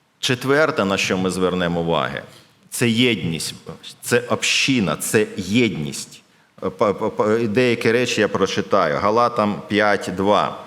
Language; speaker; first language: Ukrainian; non-native, local second language; Russian